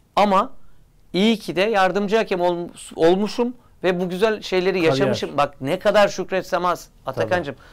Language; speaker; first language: Turkish; native; Turkish